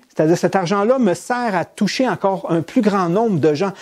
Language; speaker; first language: French; native; French